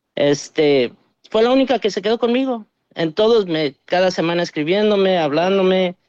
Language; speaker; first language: Spanish; early bilingual, heritage; Spanish